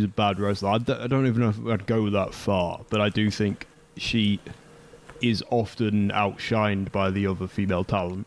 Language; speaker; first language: English; native; English